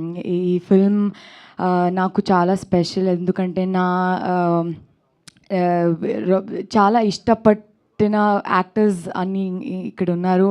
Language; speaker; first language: Telugu; non-native, learner; Kannada